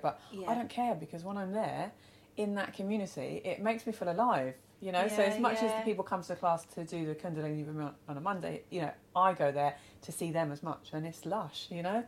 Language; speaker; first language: English; native; English